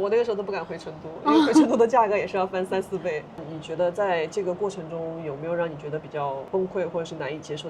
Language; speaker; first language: Chinese; native; Chinese